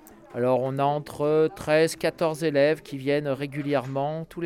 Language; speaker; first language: French; native; French